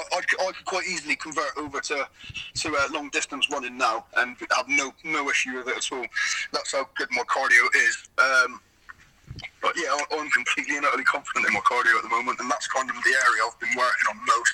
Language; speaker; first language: English; native; English